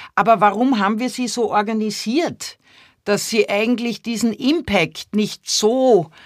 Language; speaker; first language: German; native; German